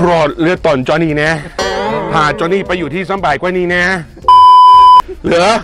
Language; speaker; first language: Thai; non-native, fluent; English